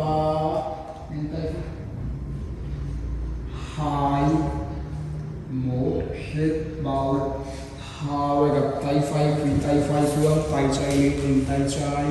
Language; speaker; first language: Vietnamese; non-native, learner; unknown